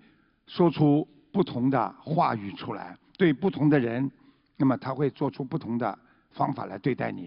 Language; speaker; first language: Chinese; native; Chinese